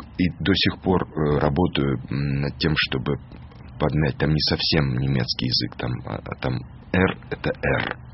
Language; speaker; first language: Russian; native; Russian